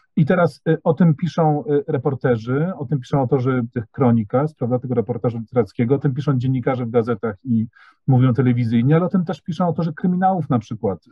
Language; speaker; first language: Polish; native; Polish